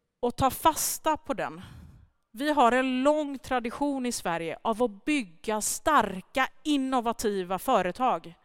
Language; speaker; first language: Swedish; early bilingual, other home language; Persian